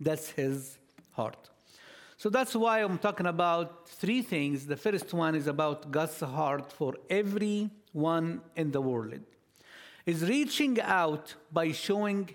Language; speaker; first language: English; non-native, fluent; Arabic